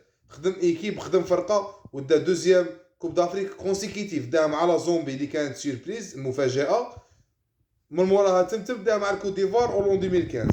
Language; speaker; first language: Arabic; native; Arabic